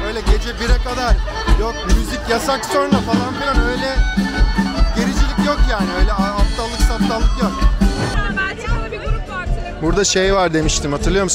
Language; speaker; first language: Turkish; native; Turkish